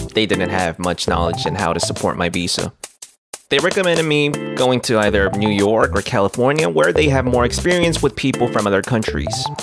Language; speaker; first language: English; non-native, fluent; Korean